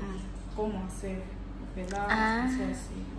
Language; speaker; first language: Spanish; non-native, learner; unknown